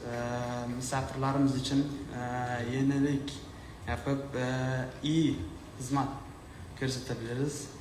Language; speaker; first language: Turkish; non-native, learner; Uzbek